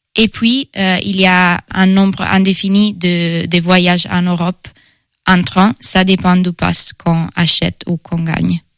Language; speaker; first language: French; non-native, fluent; Italian